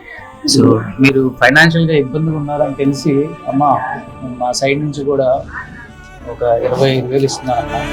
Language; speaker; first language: Telugu; native; Telugu